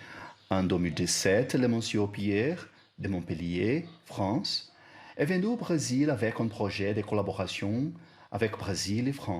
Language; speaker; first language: French; non-native, learner; Portuguese